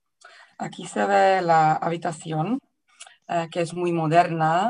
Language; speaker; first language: Spanish; non-native, fluent; Czech